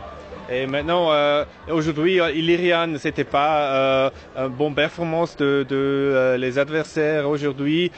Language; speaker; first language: French; non-native, learner; German